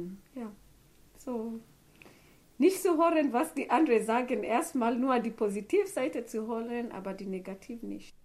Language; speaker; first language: German; non-native, learner; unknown